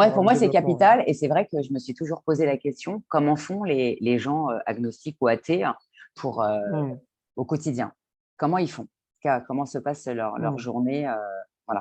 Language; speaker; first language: French; native; French